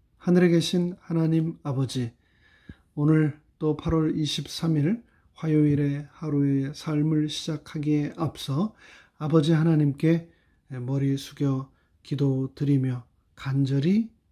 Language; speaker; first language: Korean; native; Korean